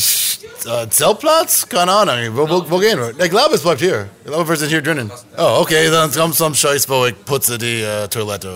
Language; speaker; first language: German; non-native, learner; English